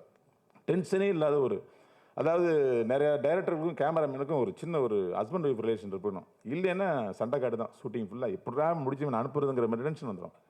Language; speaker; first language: Tamil; native; Tamil